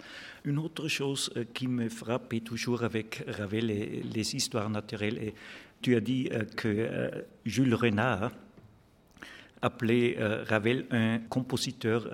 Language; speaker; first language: French; non-native, fluent; German